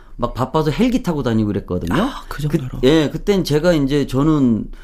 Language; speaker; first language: Korean; native; Korean